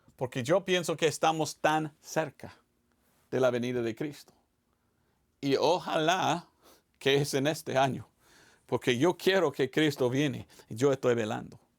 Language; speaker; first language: Spanish; non-native, fluent; English